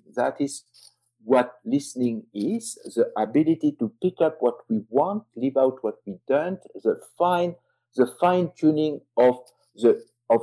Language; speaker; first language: English; non-native, fluent; French